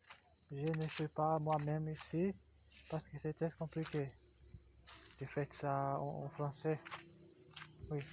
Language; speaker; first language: French; non-native, learner; Portuguese